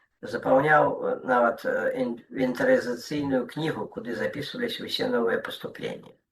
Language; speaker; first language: Belarusian; non-native, local second language; Russian